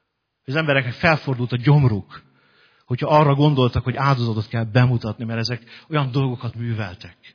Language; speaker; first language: Hungarian; native; Hungarian